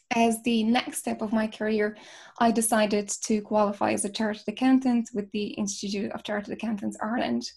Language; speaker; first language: English; non-native, fluent; Polish